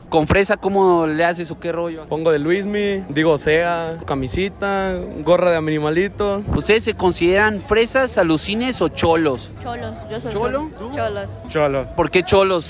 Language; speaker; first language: Spanish; native; Spanish